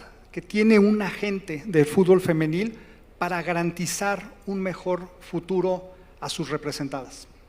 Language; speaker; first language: Spanish; native; Spanish